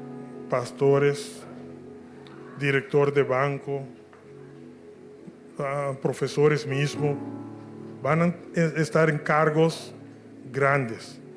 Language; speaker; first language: Spanish; non-native, local second language; Papiamento